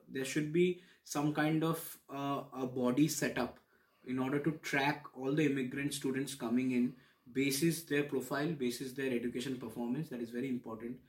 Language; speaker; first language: English; non-native, local second language; Bangla